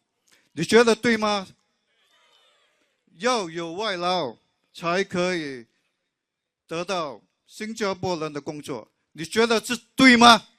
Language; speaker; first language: Chinese; non-native, local second language; English